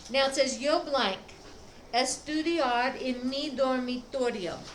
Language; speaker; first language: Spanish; non-native, fluent; English